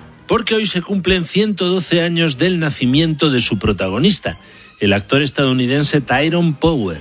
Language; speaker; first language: Spanish; native; Spanish